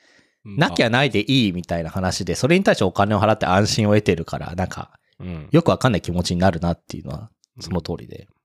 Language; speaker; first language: Japanese; native; Japanese